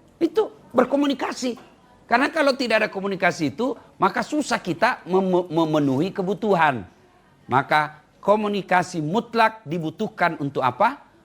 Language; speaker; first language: Indonesian; non-native, local second language; Buginese